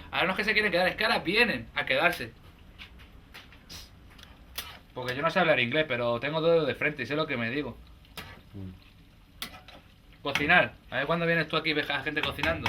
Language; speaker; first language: Spanish; native; Spanish